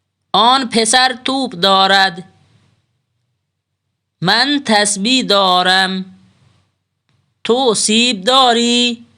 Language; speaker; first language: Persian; non-native, fluent; Urdu